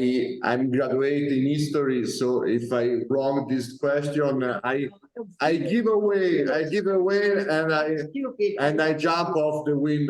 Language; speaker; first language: English; non-native, learner; Italian